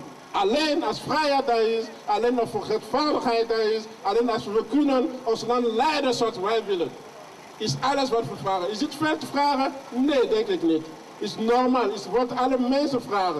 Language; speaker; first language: Dutch; non-native, learner; French